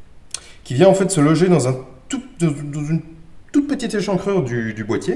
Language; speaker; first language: French; native; French